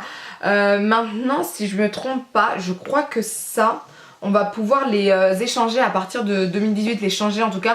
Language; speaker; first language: French; native; French